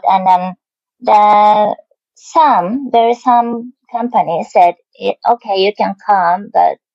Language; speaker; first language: English; non-native, learner; Japanese